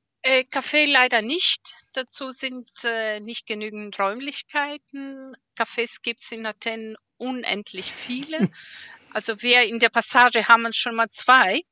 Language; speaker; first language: German; early bilingual, heritage; German